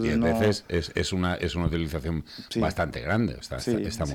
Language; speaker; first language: Spanish; native; Spanish